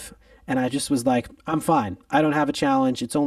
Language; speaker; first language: English; native; English